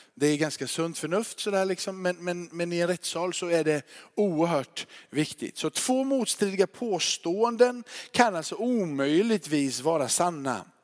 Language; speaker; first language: Swedish; native; Swedish